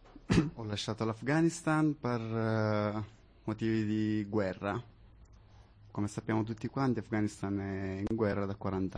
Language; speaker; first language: Italian; non-native, fluent; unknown